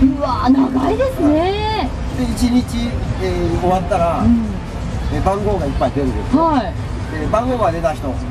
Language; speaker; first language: Japanese; native; Japanese